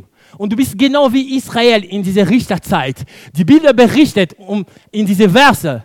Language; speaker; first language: German; non-native, fluent; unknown